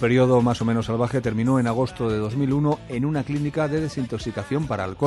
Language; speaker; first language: Spanish; native; Spanish